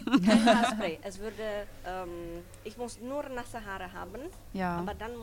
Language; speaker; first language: German; non-native, learner; Czech